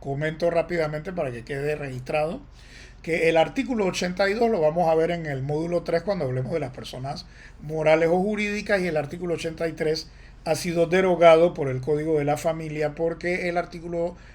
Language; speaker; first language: Spanish; native; Spanish